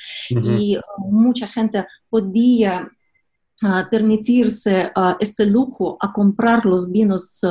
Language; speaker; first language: Spanish; non-native, fluent; Russian